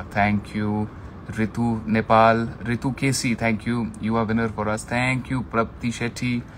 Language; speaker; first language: Hindi; non-native, local second language; Marathi